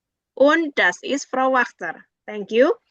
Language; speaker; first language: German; non-native, fluent; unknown